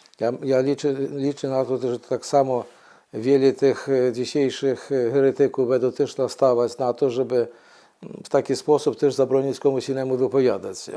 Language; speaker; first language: Polish; non-native, fluent; Ukrainian